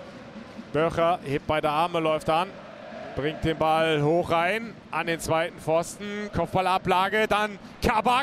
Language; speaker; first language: German; native; German